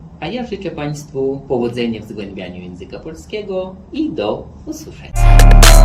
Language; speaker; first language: Polish; non-native, fluent; Belarusian